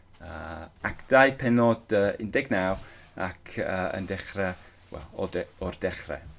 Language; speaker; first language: Welsh; non-native, local second language; English